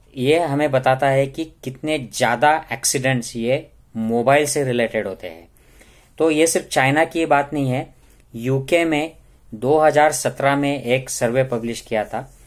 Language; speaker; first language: Hindi; non-native, local second language; Marathi